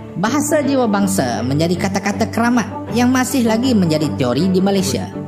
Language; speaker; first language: Malay; native; Malay